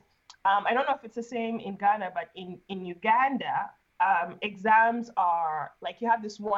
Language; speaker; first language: English; non-native, local second language; Ganda